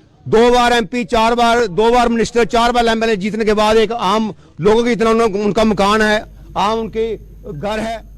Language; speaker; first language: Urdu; non-native, local second language; Dogri